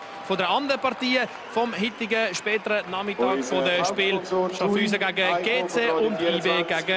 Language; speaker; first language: German; native; German